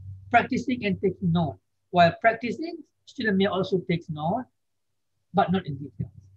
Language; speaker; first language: English; non-native, fluent; Indonesian